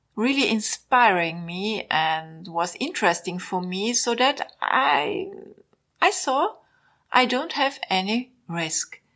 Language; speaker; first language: English; non-native, learner; German